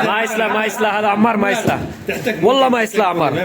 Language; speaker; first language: Arabic; non-native, learner; Urdu